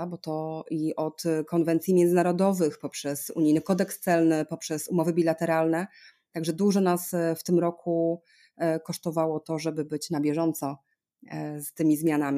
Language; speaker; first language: Polish; native; Polish